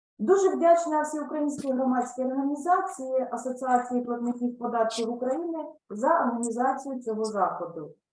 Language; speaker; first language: Ukrainian; native; Ukrainian